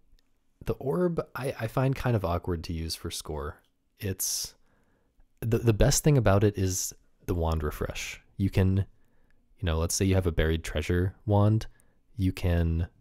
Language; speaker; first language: English; native; English